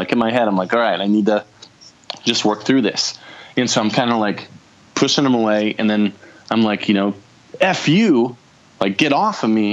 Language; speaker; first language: English; native; English